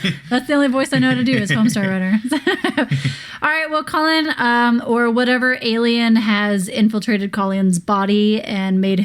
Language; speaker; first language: English; native; English